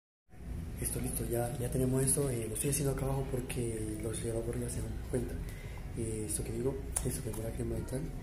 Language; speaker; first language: Spanish; native; Spanish